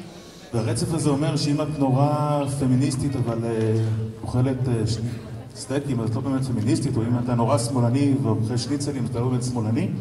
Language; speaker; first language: Hebrew; native; Hebrew